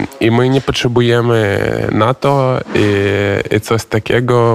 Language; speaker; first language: Polish; non-native, learner; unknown